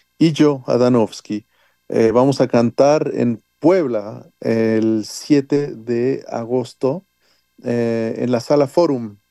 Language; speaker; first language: Spanish; early bilingual, heritage; French